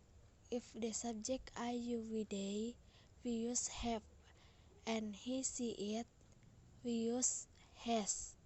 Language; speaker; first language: English; non-native, learner; Indonesian